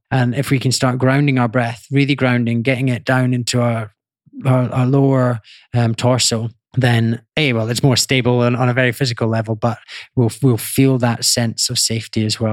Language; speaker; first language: English; native; English